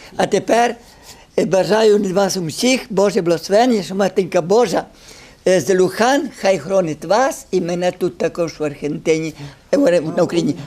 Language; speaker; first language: Ukrainian; early bilingual, heritage; Ukrainian